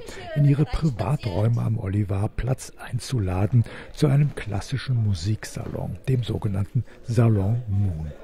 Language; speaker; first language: German; native; German